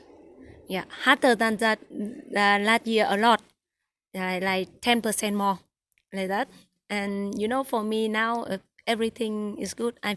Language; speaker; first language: English; non-native, learner; Vietnamese